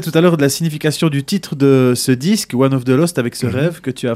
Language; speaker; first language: French; native; French